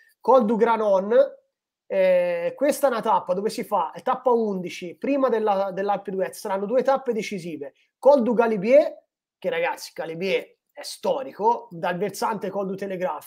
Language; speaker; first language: Italian; native; Italian